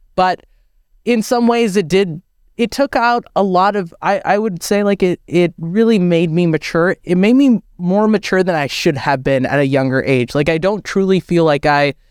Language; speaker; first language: English; native; English